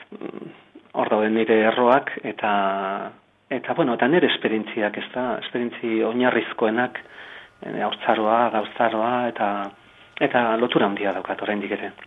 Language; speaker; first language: Basque; native; Basque